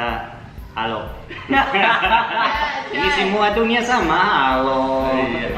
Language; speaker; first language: Indonesian; non-native, learner; German